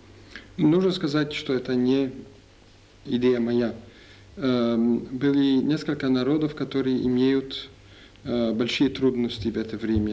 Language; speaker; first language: Russian; non-native, learner; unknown